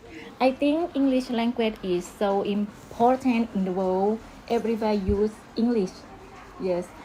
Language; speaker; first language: English; non-native, learner; Thai